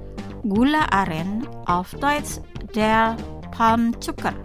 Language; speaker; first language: German; non-native, fluent; Indonesian